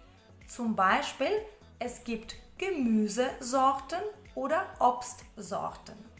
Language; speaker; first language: German; non-native, fluent; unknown